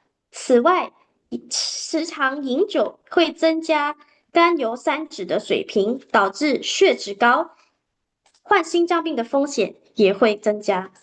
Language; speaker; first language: Chinese; native; Chinese